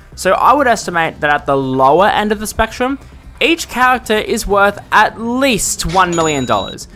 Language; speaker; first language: English; native; English